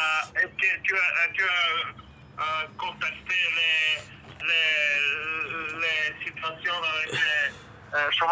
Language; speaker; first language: French; non-native, learner; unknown